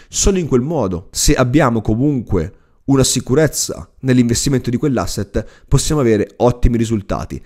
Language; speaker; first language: Italian; native; Italian